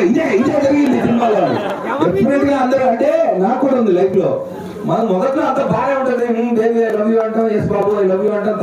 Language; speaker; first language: Telugu; native; Telugu